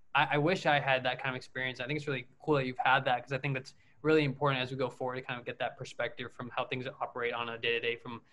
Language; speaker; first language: English; native; English